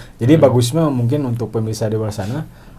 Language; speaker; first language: Indonesian; non-native, local second language; Sundanese